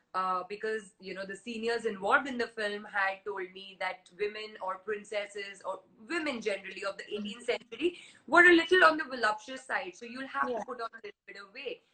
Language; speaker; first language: English; non-native, local second language; Hindi